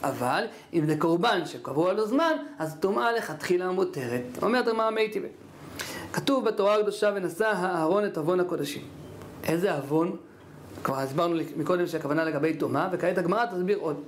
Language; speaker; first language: Hebrew; native; Hebrew